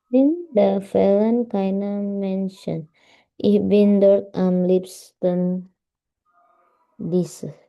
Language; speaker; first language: German; non-native, learner; Indonesian